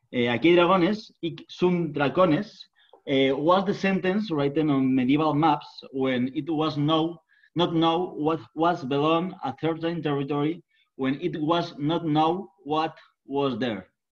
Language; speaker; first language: English; non-native, learner; Spanish